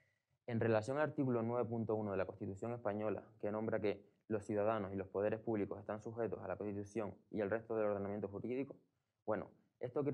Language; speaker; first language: Spanish; native; Spanish